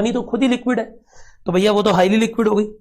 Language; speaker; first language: Hindi; native; Hindi